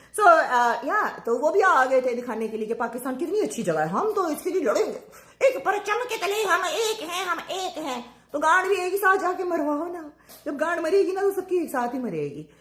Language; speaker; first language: Urdu; native; Urdu